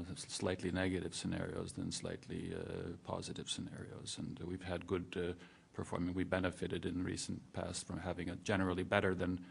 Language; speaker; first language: English; non-native, fluent; Estonian